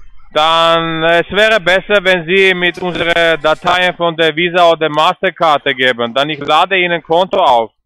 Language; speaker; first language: German; non-native, learner; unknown